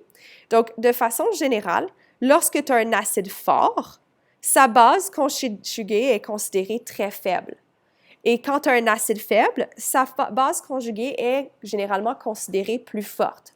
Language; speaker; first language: French; native; French